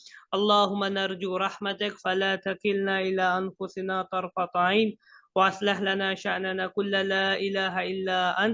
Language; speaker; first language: Arabic; non-native, fluent; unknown